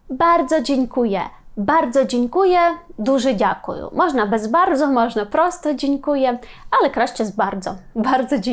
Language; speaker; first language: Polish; non-native, fluent; Ukrainian